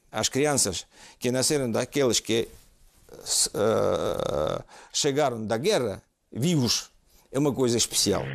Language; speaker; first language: Portuguese; non-native, fluent; Russian